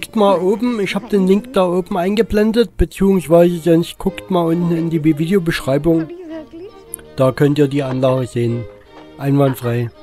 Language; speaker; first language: German; native; German